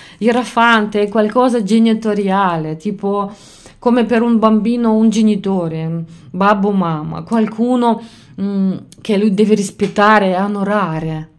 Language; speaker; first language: Italian; non-native, fluent; Lithuanian